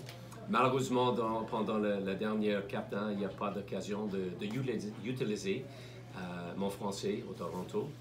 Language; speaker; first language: French; non-native, learner; English